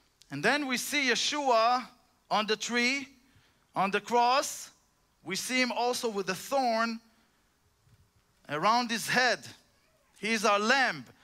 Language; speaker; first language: English; non-native, fluent; Hebrew